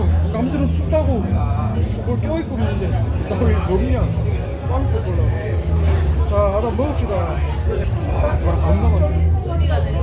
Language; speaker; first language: Korean; native; Korean